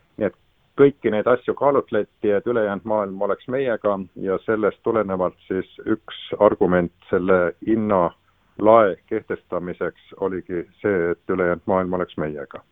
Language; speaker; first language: Estonian; native; Estonian